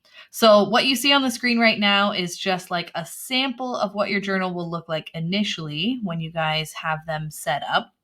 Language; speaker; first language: English; native; English